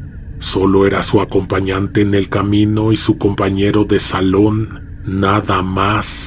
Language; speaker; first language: Spanish; native; Spanish